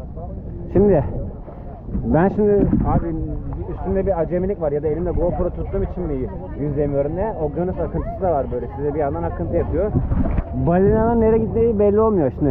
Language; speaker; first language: Turkish; native; Turkish